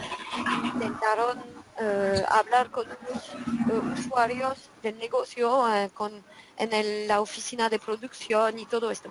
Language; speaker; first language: Spanish; non-native, fluent; French